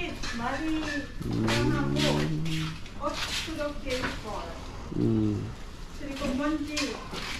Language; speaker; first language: Korean; non-native, learner; Lao